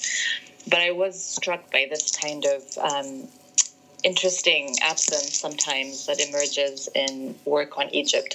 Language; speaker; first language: English; non-native, local second language; Arabic